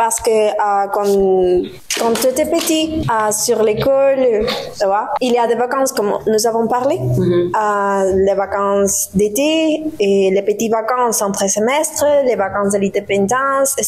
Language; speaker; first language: French; non-native, learner; Spanish